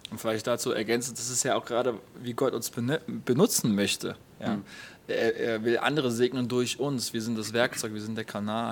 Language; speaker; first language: German; native; German